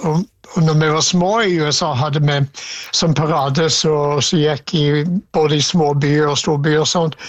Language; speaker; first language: Norwegian; non-native, fluent; English